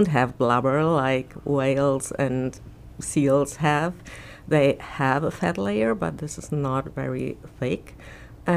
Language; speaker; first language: English; non-native, fluent; German